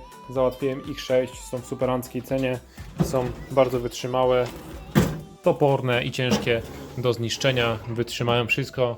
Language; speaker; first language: Polish; native; Polish